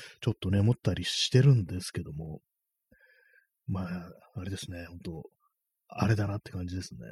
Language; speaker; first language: Japanese; native; Japanese